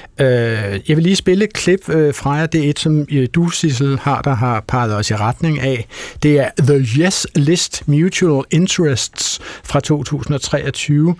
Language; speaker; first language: Danish; native; Danish